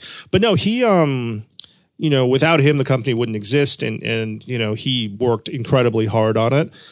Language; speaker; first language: English; native; English